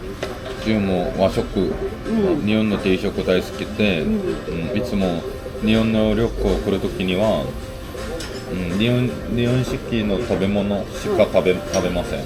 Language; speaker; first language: Japanese; non-native, fluent; Korean